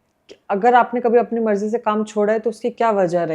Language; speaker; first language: Hindi; native; Hindi